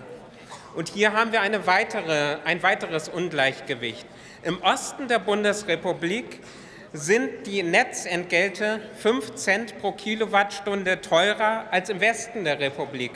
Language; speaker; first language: German; native; German